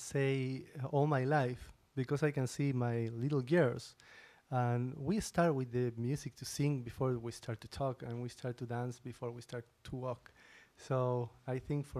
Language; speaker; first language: English; non-native, fluent; Spanish